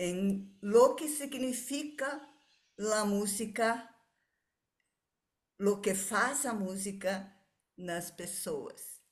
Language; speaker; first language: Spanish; non-native, learner; Portuguese